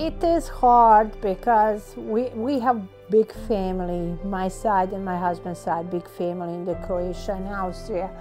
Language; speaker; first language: English; non-native, learner; Croatian